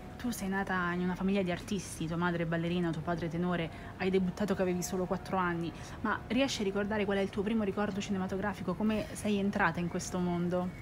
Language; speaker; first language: Italian; native; Italian